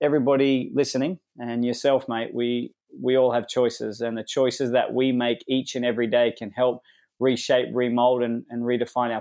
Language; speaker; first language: English; native; English